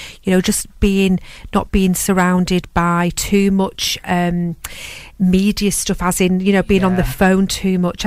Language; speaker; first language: English; native; English